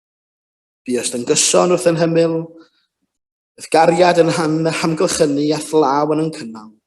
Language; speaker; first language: Welsh; native; Welsh